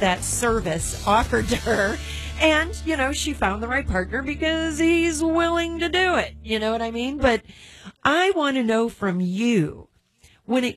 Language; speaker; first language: English; native; English